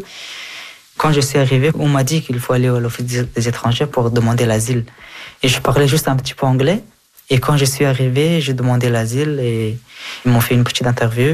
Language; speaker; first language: French; early bilingual, other home language; Persian